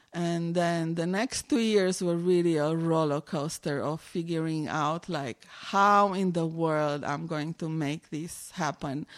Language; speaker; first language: English; non-native, fluent; Romanian